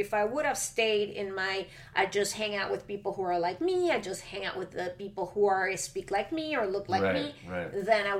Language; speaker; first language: English; non-native, fluent; Spanish